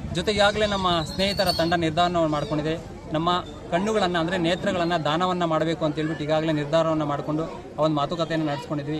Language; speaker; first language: Kannada; native; Kannada